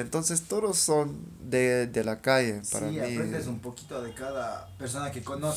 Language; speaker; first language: Spanish; non-native, learner; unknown